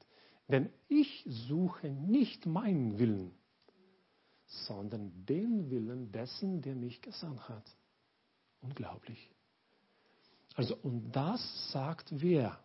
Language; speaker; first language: German; non-native, learner; Lithuanian